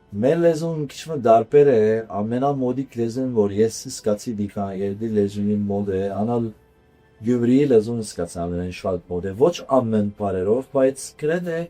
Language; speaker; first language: Armenian; early bilingual, heritage; Armenian